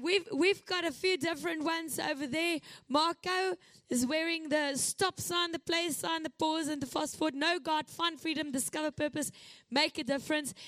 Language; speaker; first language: English; non-native, local second language; Afrikaans